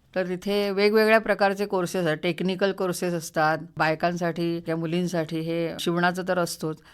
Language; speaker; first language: Marathi; native; Marathi